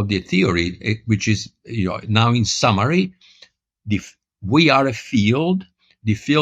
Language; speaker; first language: English; non-native, fluent; Italian